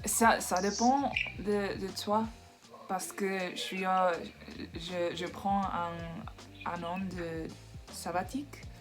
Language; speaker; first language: French; non-native, learner; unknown